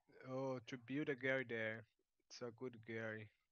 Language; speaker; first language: English; non-native, fluent; Portuguese